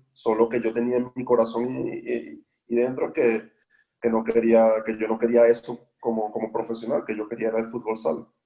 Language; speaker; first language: Spanish; native; Spanish